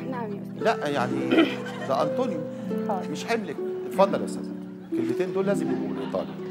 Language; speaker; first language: Arabic; native; Arabic